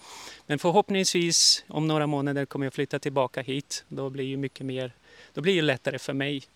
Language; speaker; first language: Swedish; early bilingual, heritage; Portuguese